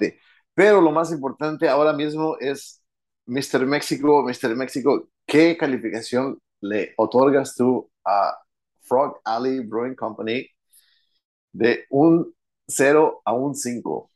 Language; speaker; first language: Spanish; early bilingual, heritage; Spanish